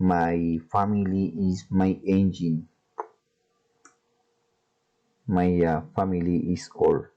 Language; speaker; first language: English; non-native, learner; Spanish